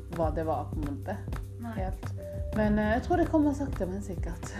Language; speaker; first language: Norwegian; non-native, fluent; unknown